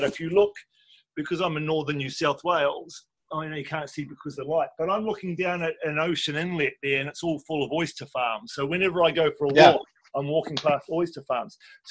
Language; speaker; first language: English; native; English